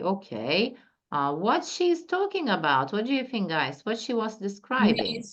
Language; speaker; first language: English; non-native, fluent; Turkish